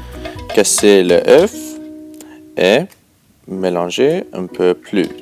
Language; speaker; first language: French; non-native, learner; Swedish